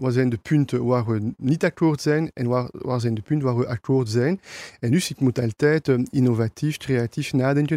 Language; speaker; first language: Dutch; non-native, local second language; French